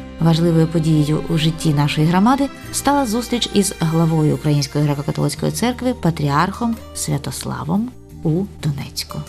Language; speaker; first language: Ukrainian; native; Ukrainian